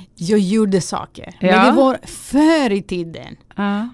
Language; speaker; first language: Swedish; non-native, fluent; Greek